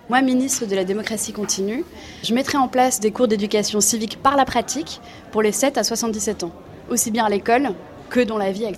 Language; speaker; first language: French; native; French